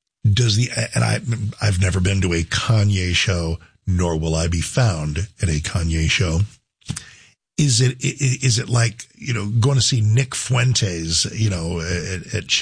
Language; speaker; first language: English; native; English